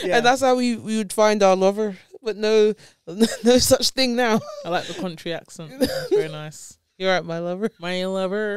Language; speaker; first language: English; native; English